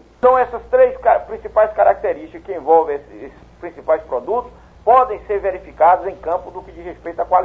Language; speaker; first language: Portuguese; native; Portuguese